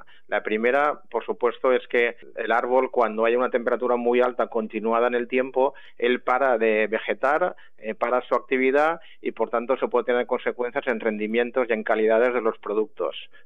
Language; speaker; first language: Spanish; native; Spanish